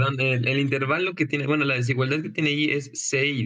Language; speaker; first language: Spanish; native; Spanish